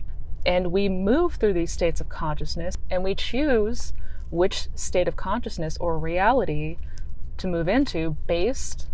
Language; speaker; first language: English; native; English